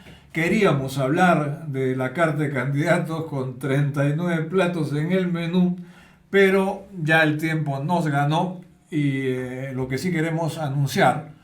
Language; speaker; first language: Spanish; native; Spanish